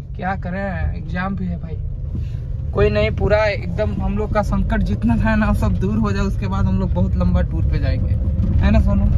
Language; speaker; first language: Hindi; native; Hindi